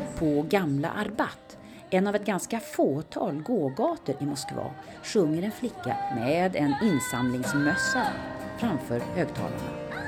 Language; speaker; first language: Swedish; native; Swedish